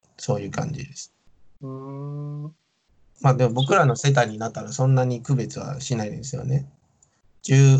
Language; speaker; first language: Japanese; non-native, fluent; Min Nan Chinese